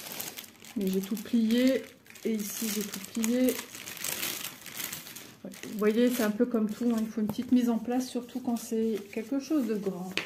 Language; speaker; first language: French; native; French